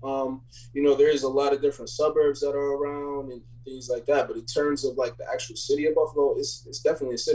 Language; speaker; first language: English; native; English